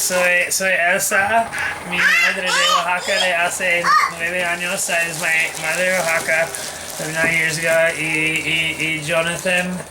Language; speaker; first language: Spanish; non-native, learner; English